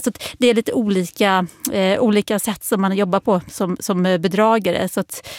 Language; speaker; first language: Swedish; native; Swedish